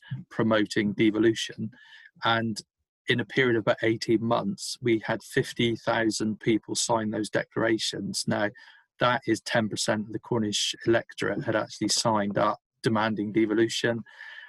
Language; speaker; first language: English; native; English